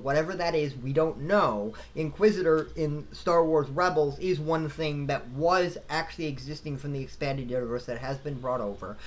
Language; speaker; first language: English; native; English